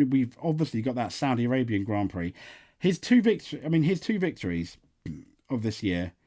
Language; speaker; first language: English; native; English